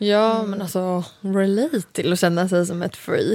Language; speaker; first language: Swedish; native; Swedish